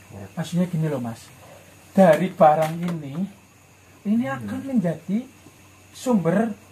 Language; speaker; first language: Indonesian; native; Indonesian